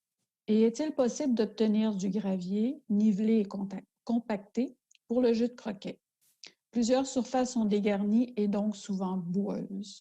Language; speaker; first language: French; native; French